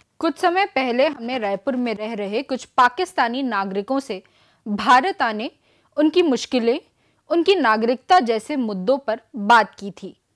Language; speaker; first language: Hindi; native; Hindi